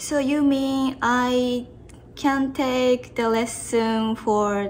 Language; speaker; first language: English; non-native, learner; Japanese